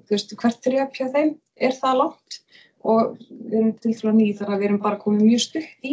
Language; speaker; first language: Icelandic; native; Icelandic